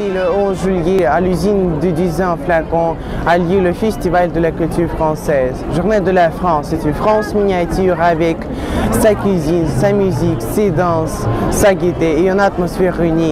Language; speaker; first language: French; non-native, learner; Russian